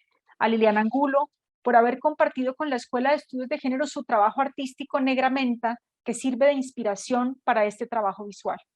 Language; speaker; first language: Spanish; native; Spanish